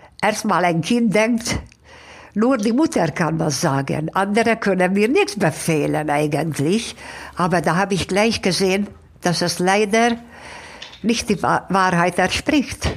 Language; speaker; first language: German; non-native, fluent; Hungarian